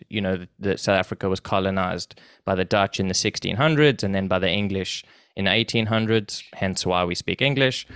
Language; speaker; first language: English; native; English